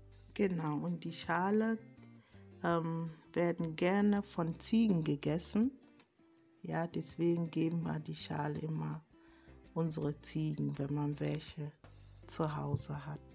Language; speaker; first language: German; non-native, fluent; Akan